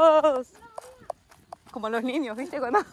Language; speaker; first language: Spanish; native; Spanish